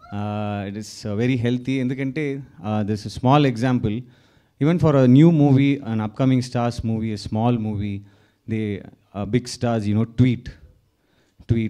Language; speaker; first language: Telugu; non-native, learner; Tamil